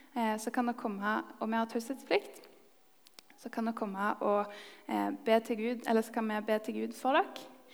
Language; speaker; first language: Norwegian; native; Norwegian